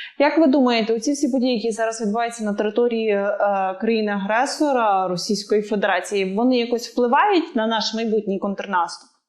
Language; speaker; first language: Ukrainian; native; Ukrainian